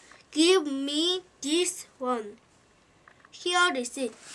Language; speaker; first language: English; non-native, learner; Korean